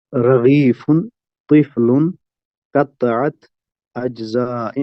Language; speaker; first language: Arabic; non-native, learner; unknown